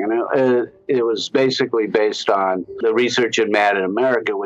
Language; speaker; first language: English; native; English